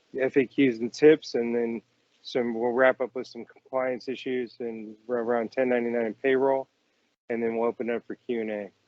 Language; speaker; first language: English; native; English